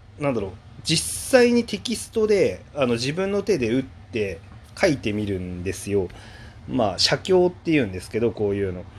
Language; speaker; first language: Japanese; native; Japanese